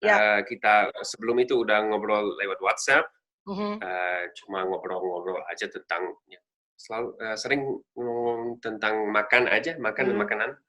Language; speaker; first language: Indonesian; non-native, learner; Dutch